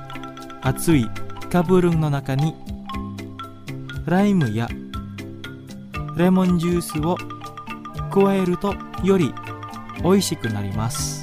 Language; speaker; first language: Japanese; non-native, fluent; Indonesian